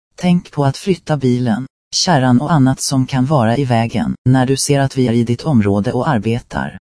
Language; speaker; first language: Swedish; native; Swedish